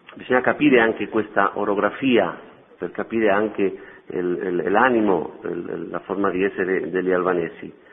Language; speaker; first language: Italian; non-native, fluent; Spanish